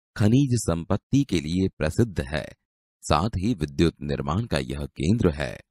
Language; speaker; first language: Hindi; non-native, local second language; Gujarati